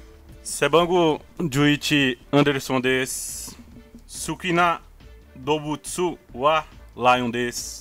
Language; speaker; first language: Japanese; non-native, learner; Portuguese